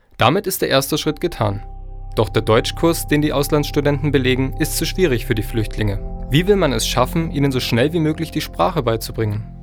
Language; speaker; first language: German; native; German